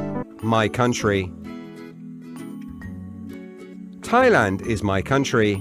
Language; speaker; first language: English; non-native, learner; Thai